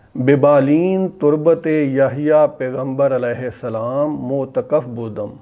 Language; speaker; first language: Persian; non-native, fluent; Urdu